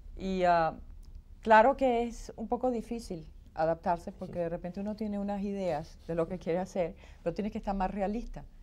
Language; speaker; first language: Spanish; native; Spanish